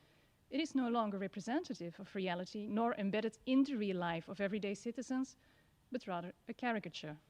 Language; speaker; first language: English; non-native, fluent; Dutch